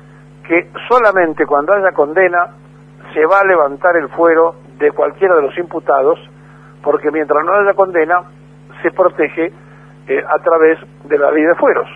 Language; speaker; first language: Spanish; native; Spanish